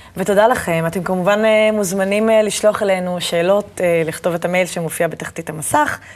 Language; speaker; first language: Hebrew; native; Hebrew